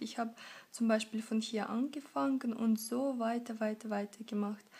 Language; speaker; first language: German; non-native, fluent; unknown